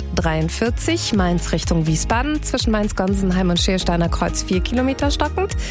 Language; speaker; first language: German; native; German